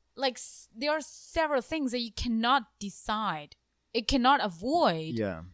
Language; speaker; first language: English; non-native, fluent; Chinese